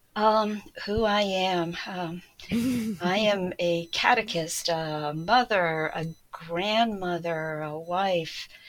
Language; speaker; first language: English; early bilingual, other home language; Polish